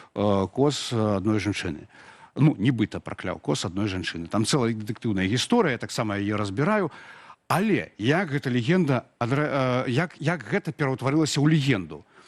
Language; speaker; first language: Belarusian; native; Belarusian